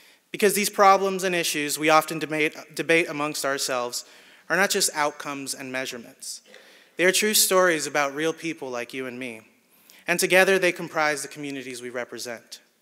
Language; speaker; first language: English; early bilingual, other home language; Spanish